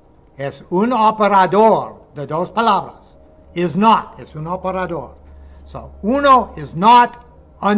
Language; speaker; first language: Spanish; non-native, fluent; English